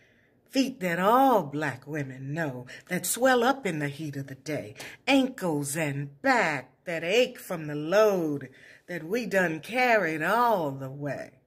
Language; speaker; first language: English; native; English